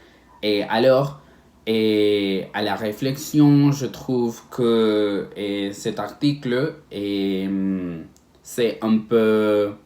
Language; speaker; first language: French; non-native, learner; Spanish